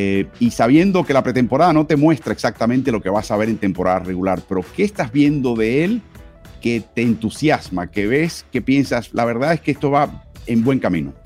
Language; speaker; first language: Spanish; native; Spanish